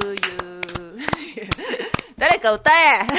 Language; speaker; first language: Japanese; native; Japanese